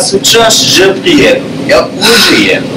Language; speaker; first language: Russian; non-native, learner; English